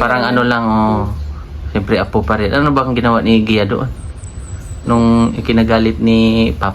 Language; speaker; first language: Filipino; native; Filipino